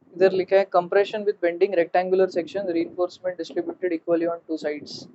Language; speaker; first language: Hindi; non-native, local second language; Marathi